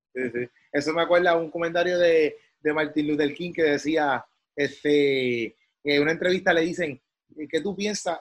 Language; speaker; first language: Spanish; native; Spanish